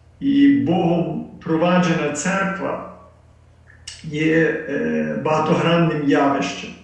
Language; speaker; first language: Ukrainian; early bilingual, heritage; Ukrainian